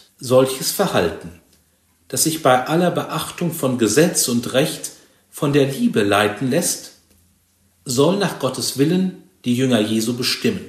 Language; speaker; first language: German; native; German